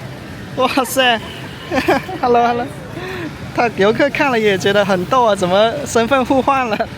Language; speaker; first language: Chinese; native; Chinese